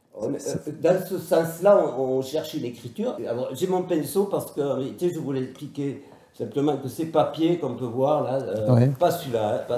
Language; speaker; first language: French; native; French